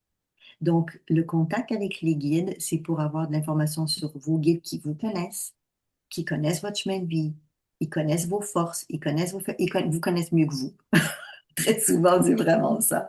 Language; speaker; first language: French; native; French